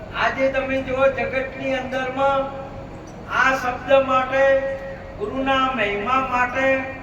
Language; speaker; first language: Gujarati; non-native, local second language; Marwari